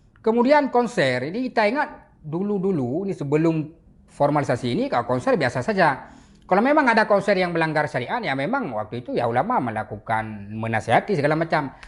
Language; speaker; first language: Malay; non-native, local second language; Achinese